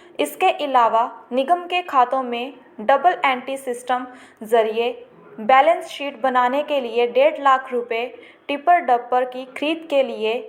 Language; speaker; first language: Hindi; non-native, local second language; Punjabi